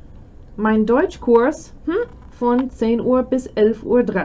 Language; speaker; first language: German; non-native, fluent; English